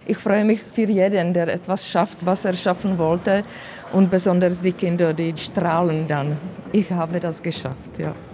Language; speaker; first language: German; early bilingual, other home language; Czech